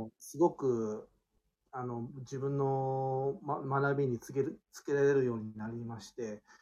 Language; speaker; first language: Japanese; native; Japanese